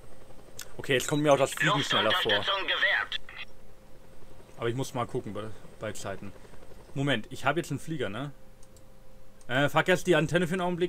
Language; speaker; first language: German; native; German